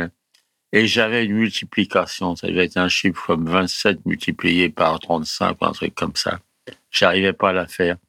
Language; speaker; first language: French; early bilingual, other home language; Italian